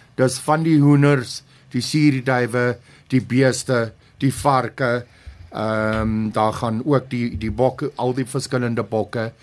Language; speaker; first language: Afrikaans; non-native, local second language; English